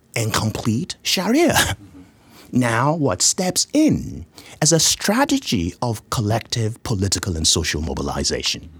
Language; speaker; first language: English; non-native, local second language; Yoruba